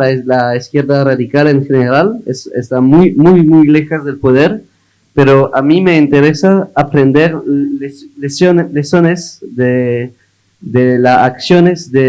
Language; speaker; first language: Spanish; non-native, learner; French